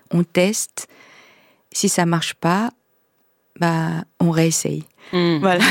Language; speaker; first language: French; non-native, fluent; Korean